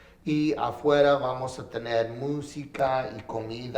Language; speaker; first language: Spanish; early bilingual, heritage; English